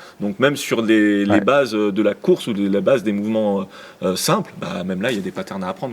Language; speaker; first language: French; native; French